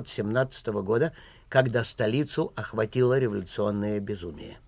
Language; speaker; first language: Russian; native; Russian